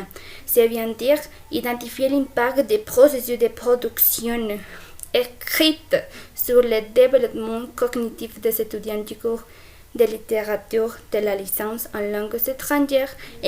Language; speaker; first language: French; non-native, fluent; Spanish